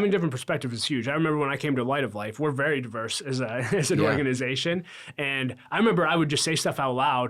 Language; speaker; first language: English; native; English